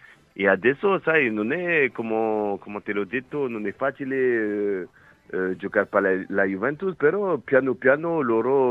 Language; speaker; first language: Italian; non-native, fluent; French